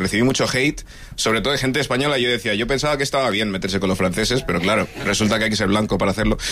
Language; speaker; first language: Spanish; early bilingual, other home language; English